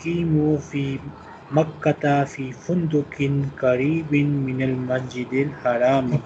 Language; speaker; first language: Arabic; non-native, fluent; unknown